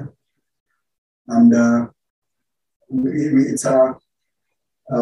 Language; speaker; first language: English; non-native, local second language; Kikuyu